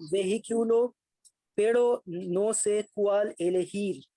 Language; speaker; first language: Spanish; non-native, learner; Hindi